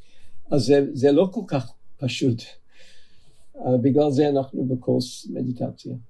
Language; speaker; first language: Hebrew; non-native, fluent; English